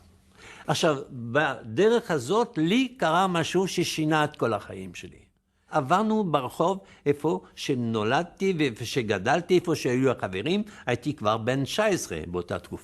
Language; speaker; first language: Hebrew; non-native, fluent; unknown